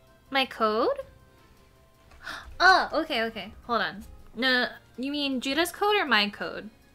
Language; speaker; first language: English; native; English